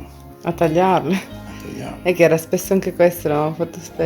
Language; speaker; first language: Italian; native; Italian